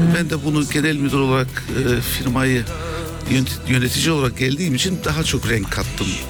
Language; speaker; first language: Turkish; early bilingual, heritage; German